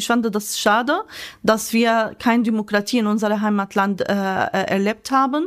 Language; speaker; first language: German; non-native, fluent; Arabic